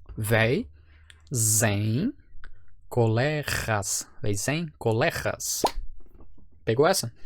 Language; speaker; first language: Dutch; non-native, fluent; Portuguese